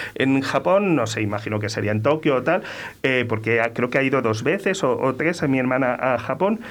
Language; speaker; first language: Spanish; native; Spanish